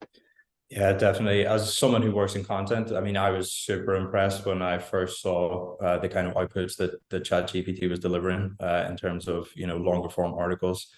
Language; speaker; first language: English; native; English